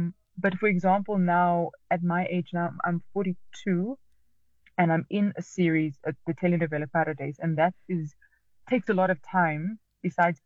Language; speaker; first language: English; native; English